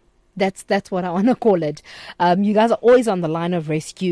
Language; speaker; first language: English; non-native, local second language; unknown